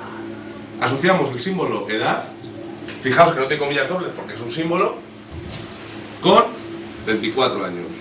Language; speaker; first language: Spanish; native; Spanish